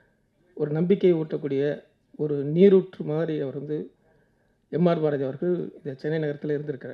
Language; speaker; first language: Tamil; native; Tamil